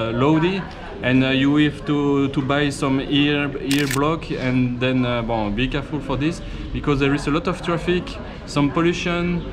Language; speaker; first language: English; non-native, learner; French